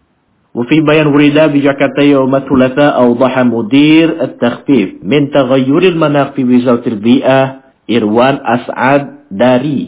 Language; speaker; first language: Arabic; non-native, fluent; Indonesian